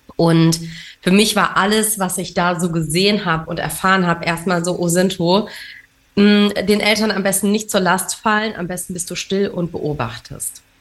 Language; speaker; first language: German; early bilingual, other home language; Tamil